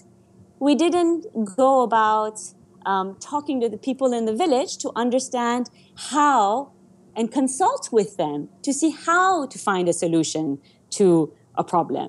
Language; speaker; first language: English; non-native, fluent; Persian